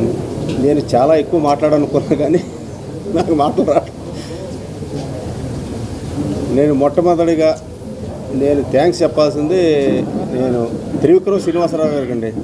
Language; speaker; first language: Telugu; native; Telugu